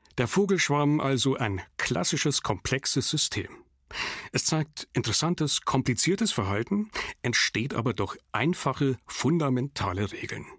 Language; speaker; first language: German; native; German